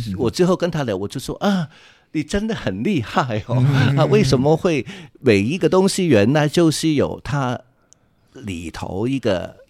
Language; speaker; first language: Chinese; non-native, local second language; Cantonese